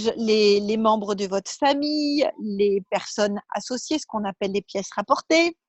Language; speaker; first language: French; native; French